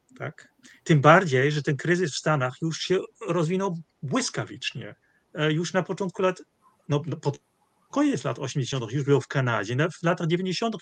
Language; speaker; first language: Polish; non-native, fluent; Dutch